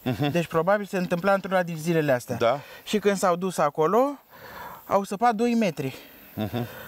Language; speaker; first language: Romanian; native; Romanian